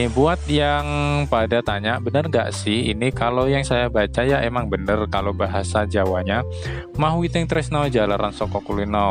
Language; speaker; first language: Indonesian; native; Indonesian